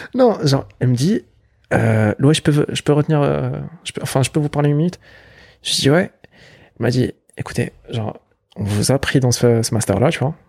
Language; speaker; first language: French; non-native, local second language; Arabic